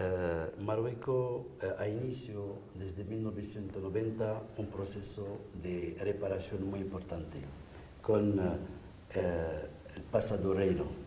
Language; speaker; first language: Spanish; non-native, fluent; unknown